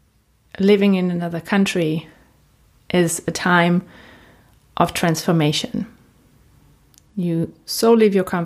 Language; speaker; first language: English; non-native, fluent; German